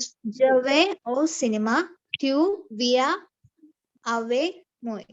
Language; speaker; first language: French; non-native, learner; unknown